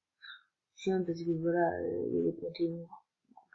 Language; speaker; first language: French; native; French